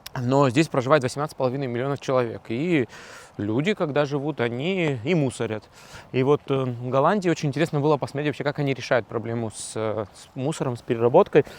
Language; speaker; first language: Russian; non-native, local second language; Abkhazian